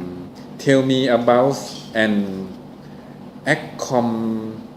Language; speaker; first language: English; non-native, learner; Thai